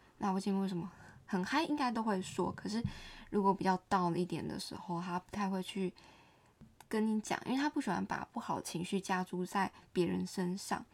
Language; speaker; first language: Chinese; native; Chinese